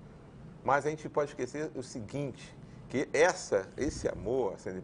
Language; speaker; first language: Portuguese; native; Portuguese